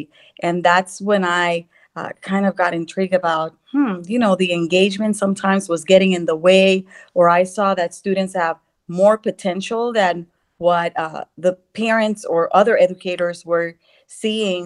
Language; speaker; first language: English; non-native, fluent; Spanish